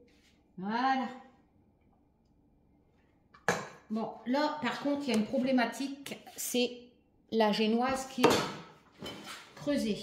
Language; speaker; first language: French; native; French